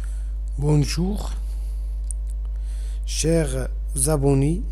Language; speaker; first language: French; non-native, fluent; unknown